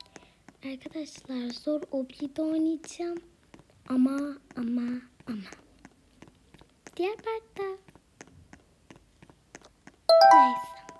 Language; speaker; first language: Turkish; native; Turkish